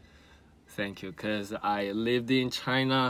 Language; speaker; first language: English; non-native, learner; Korean